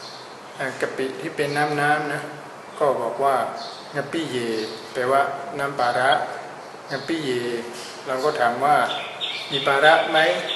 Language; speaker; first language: Thai; non-native, fluent; Burmese